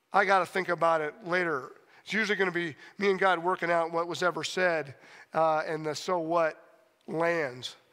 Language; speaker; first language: English; native; English